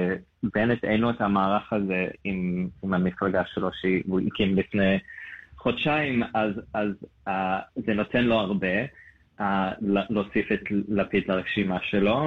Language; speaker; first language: Hebrew; non-native, fluent; English